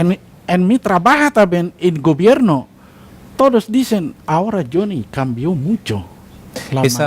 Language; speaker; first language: Spanish; non-native, learner; Indonesian